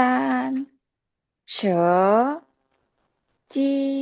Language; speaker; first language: Chinese; non-native, learner; Indonesian